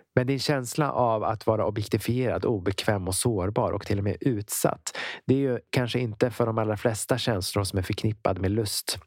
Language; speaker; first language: Swedish; native; Swedish